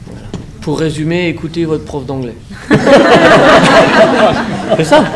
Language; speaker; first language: French; native; French